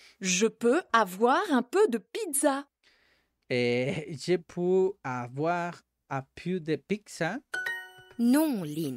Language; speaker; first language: French; non-native, learner; Spanish